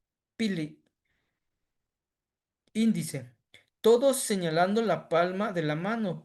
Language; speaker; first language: Spanish; native; Spanish